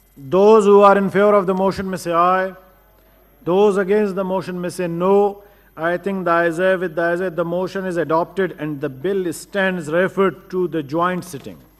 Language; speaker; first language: English; non-native, local second language; Urdu